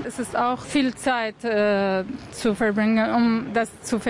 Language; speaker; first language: German; non-native, learner; Arabic